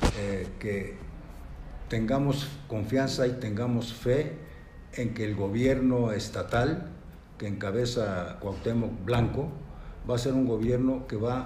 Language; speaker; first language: Spanish; native; Spanish